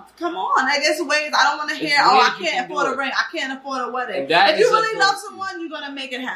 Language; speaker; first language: English; native; English